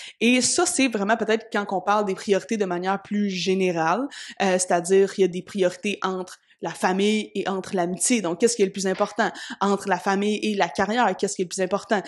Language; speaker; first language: French; native; French